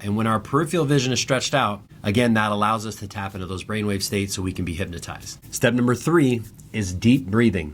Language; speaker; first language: English; native; English